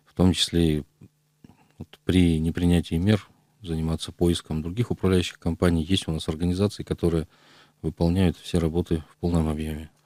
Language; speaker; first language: Russian; native; Russian